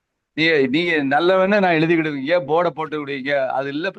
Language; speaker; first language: Tamil; native; Tamil